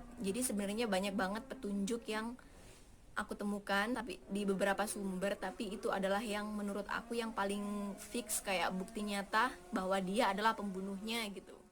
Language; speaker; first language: Indonesian; native; Indonesian